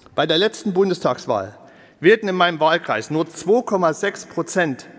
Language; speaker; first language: German; native; German